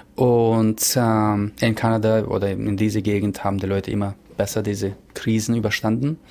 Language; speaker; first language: German; early bilingual, heritage; German